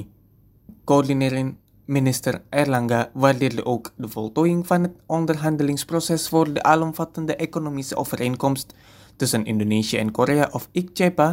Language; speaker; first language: Dutch; non-native, fluent; Indonesian